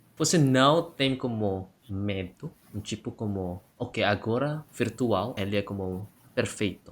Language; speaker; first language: Portuguese; non-native, learner; Indonesian